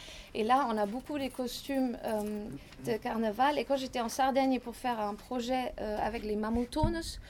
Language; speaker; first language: French; non-native, fluent; German